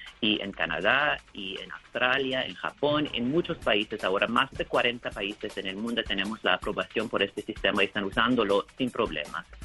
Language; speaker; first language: Spanish; non-native, learner; English